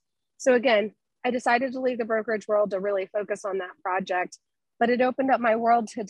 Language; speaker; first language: English; native; English